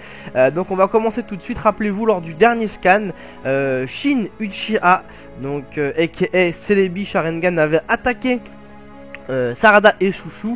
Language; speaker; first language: French; native; French